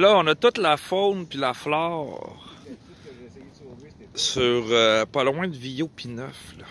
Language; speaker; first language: French; native; French